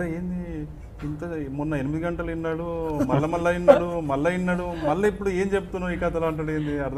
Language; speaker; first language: Telugu; native; Telugu